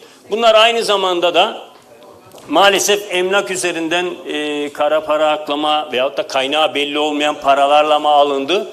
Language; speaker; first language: Turkish; native; Turkish